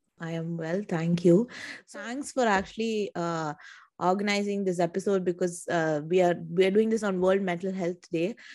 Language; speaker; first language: English; non-native, local second language; Tamil